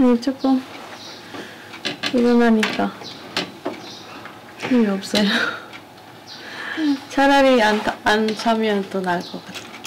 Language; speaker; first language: Korean; non-native, learner; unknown